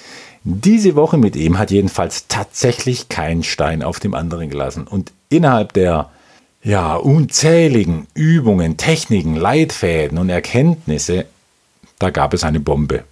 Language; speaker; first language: German; native; German